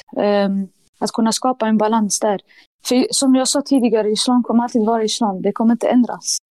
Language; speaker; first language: Swedish; early bilingual, other home language; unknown